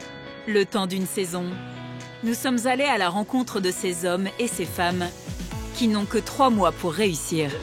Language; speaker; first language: French; native; French